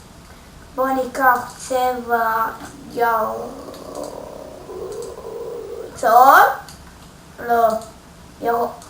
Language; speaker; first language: Hebrew; native; Hebrew